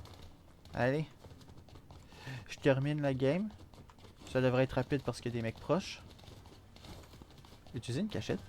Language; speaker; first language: French; native; French